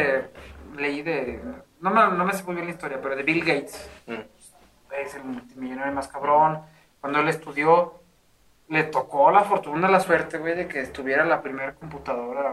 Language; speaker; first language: Spanish; native; Spanish